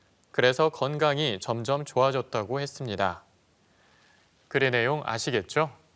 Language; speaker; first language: Korean; native; Korean